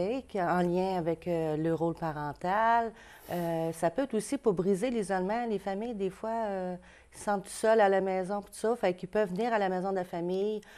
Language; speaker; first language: French; native; French